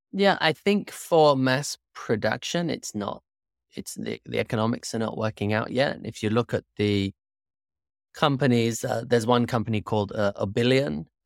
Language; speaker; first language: English; native; English